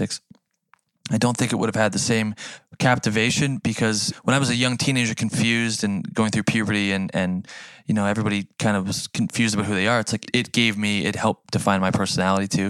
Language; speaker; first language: English; native; English